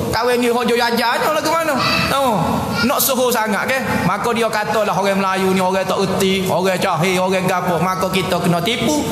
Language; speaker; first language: Malay; native; Malay